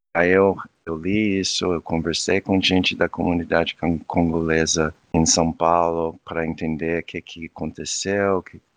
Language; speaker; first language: Portuguese; non-native, fluent; English